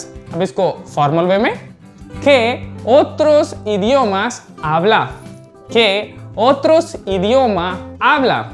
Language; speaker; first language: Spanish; non-native, learner; Hindi